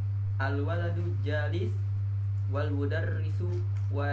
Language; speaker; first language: Arabic; non-native, learner; Indonesian